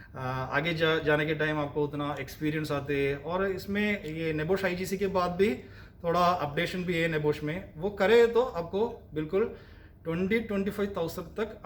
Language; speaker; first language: Hindi; non-native, local second language; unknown